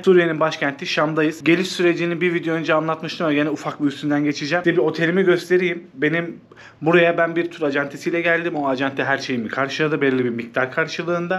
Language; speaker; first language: Turkish; native; Turkish